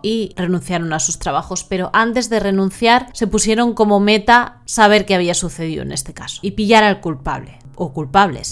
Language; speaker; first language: Spanish; native; Spanish